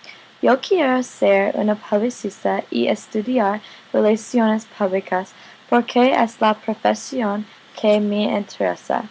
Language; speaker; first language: Spanish; non-native, learner; English